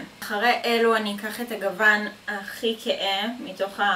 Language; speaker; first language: Hebrew; native; Hebrew